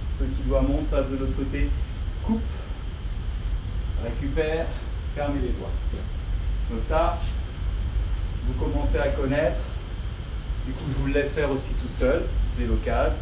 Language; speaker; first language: French; native; French